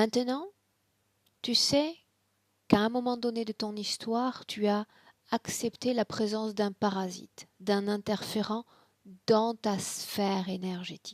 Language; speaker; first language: French; native; French